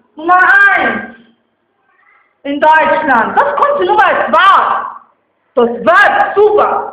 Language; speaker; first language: German; non-native, learner; Arabic